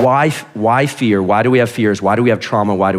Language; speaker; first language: English; native; English